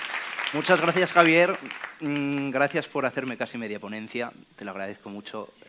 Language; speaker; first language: Spanish; native; Spanish